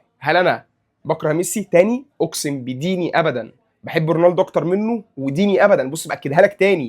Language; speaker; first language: Arabic; native; Arabic